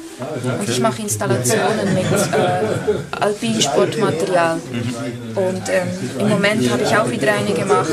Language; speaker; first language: German; non-native, fluent; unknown